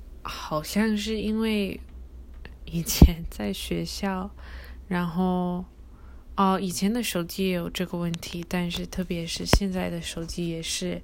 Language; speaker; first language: Chinese; early bilingual, heritage; Chinese